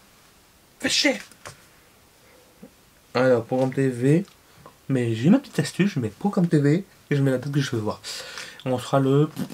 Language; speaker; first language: French; native; French